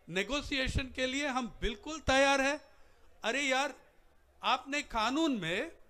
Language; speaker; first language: Hindi; non-native, local second language; Telugu